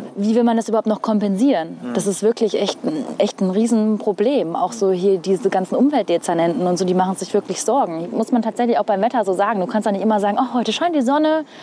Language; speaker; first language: German; native; German